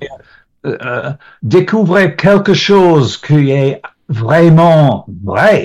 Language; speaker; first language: French; non-native, learner; English